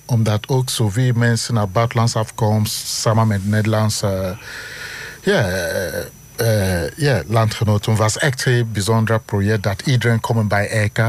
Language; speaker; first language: Dutch; non-native, learner; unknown